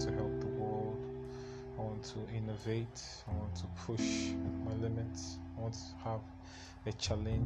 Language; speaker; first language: English; non-native, local second language; Igbo